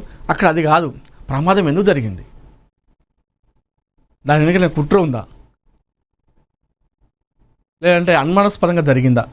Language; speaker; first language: Telugu; native; Telugu